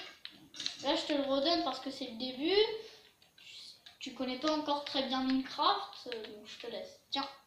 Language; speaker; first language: French; native; French